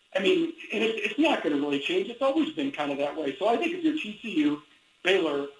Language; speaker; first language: English; native; English